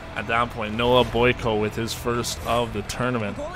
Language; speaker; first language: English; native; English